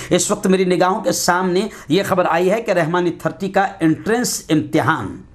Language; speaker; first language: Urdu; native; Urdu